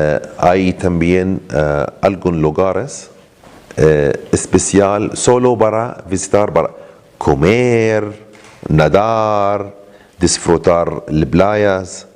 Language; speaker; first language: Spanish; non-native, learner; Arabic